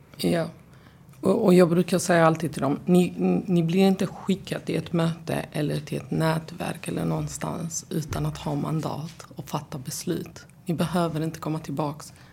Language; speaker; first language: Swedish; early bilingual, other home language; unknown